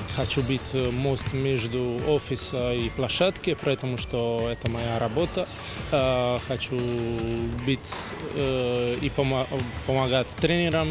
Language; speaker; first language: Russian; non-native, fluent; Lithuanian